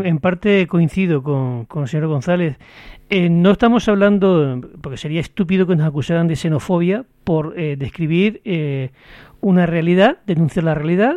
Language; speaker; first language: Spanish; native; Spanish